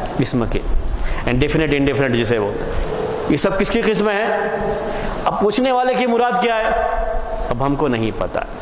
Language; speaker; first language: Urdu; native; Urdu